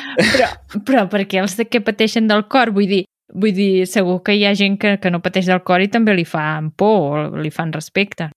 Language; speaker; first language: Catalan; native; Catalan